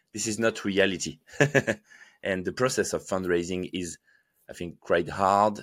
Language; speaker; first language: English; non-native, fluent; French